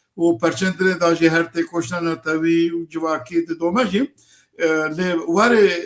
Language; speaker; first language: Kurdish; native; Kurdish